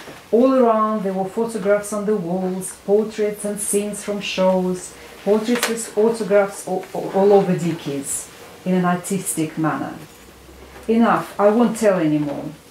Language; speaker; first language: English; non-native, fluent; Russian